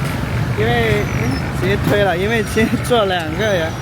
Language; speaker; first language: Chinese; native; Chinese